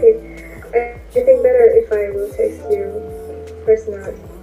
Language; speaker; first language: English; non-native, learner; Russian